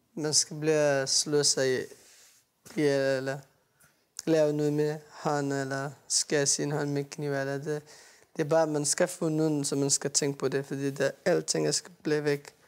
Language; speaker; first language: Danish; non-native, learner; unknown